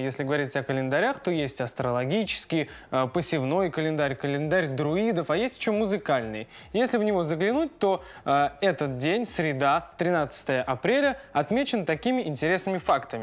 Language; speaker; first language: Russian; native; Russian